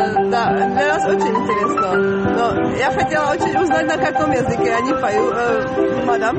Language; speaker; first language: Russian; non-native, fluent; Czech